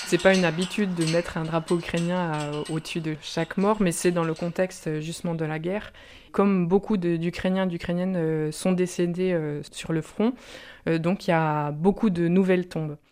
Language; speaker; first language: French; native; French